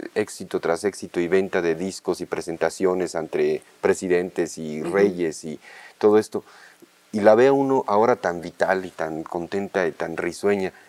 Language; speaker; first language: Spanish; native; Spanish